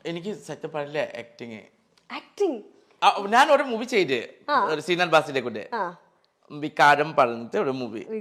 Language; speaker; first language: Malayalam; non-native, local second language; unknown